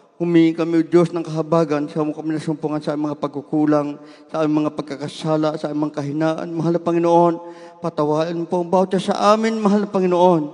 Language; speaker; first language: Filipino; native; Filipino